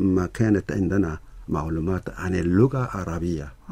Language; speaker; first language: Arabic; non-native, learner; Korean